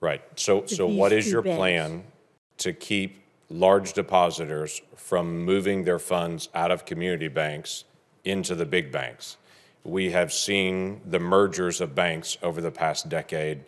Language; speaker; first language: English; native; English